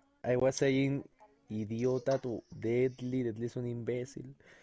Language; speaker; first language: English; non-native, learner; Spanish